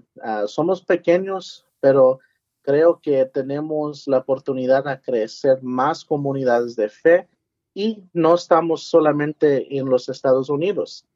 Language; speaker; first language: Spanish; early bilingual, heritage; English